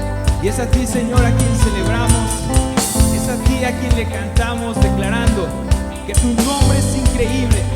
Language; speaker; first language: Spanish; native; Spanish